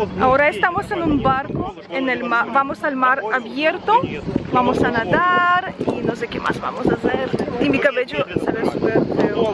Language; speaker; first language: Spanish; non-native, fluent; Russian